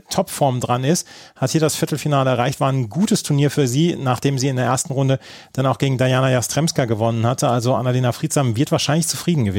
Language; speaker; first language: German; native; German